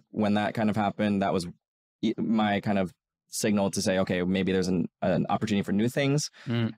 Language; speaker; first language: English; native; English